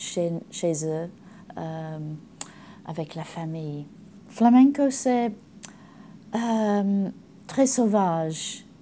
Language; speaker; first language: French; non-native, learner; English